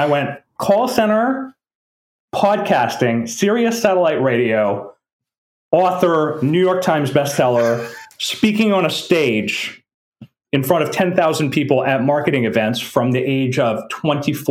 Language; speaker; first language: English; non-native, fluent; French